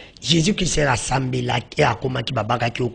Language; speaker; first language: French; non-native, local second language; Lingala